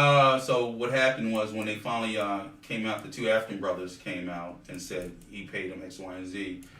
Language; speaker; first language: English; native; English